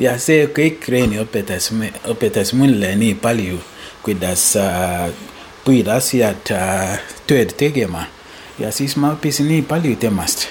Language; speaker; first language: Estonian; non-native, learner; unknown